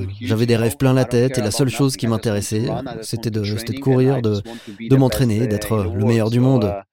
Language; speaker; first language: French; non-native, fluent; Polish